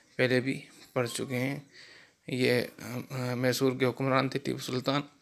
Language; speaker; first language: Urdu; non-native, local second language; Sindhi